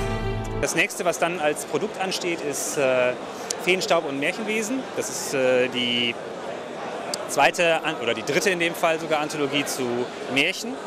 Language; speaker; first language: German; native; German